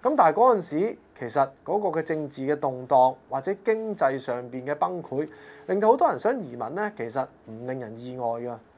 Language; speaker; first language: Cantonese; native; Cantonese